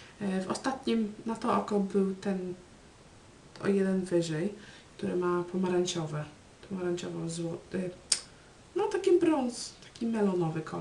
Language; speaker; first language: Polish; early bilingual, heritage; Polish